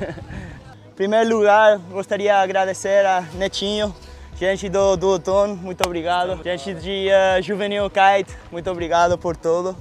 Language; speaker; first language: Portuguese; non-native, learner; Spanish